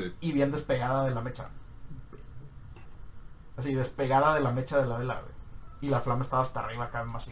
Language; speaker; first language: Spanish; native; Spanish